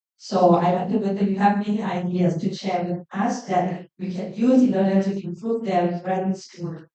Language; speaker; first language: English; non-native, learner; Thai